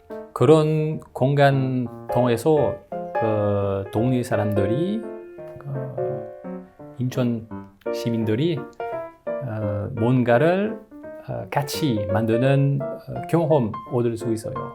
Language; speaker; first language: Korean; non-native, learner; French